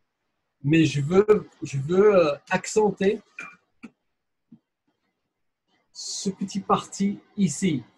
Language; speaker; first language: French; non-native, fluent; English